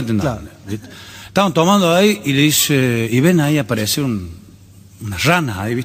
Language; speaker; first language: Spanish; native; Spanish